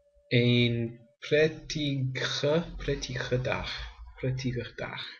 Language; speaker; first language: Dutch; non-native, learner; English